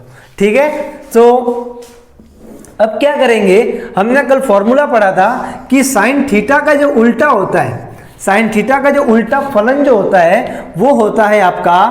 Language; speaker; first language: Hindi; native; Hindi